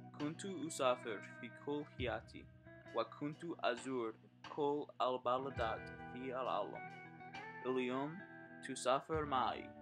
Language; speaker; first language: Arabic; non-native, learner; English